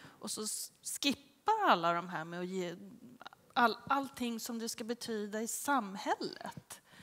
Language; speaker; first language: Swedish; native; Swedish